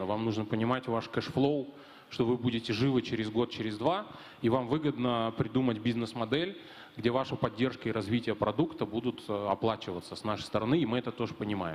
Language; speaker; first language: Russian; native; Russian